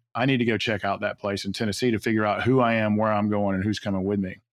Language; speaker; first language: English; native; English